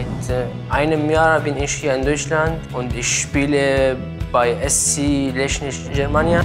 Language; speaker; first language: German; non-native, learner; Arabic